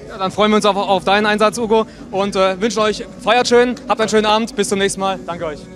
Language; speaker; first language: German; native; German